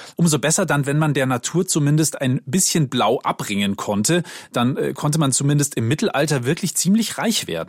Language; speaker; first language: German; native; German